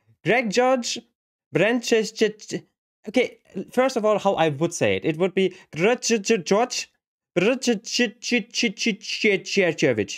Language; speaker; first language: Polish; non-native, learner; German